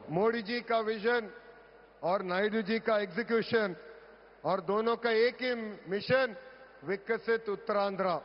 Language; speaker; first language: Hindi; non-native, local second language; Telugu